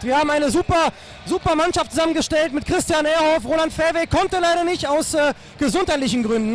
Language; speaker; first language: German; native; German